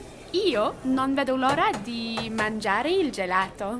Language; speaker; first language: Italian; non-native, learner; English